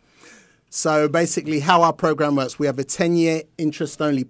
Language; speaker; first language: English; native; English